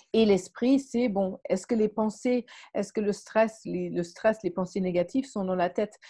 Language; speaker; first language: French; non-native, fluent; German